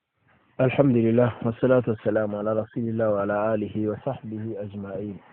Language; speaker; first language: Arabic; non-native, fluent; Fula